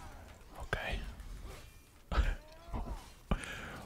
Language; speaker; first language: English; native; English